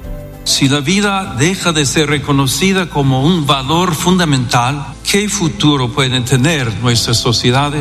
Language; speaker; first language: Spanish; non-native, fluent; English